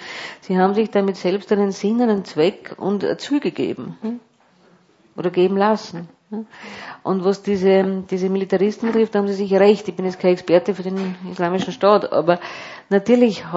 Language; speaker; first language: German; native; German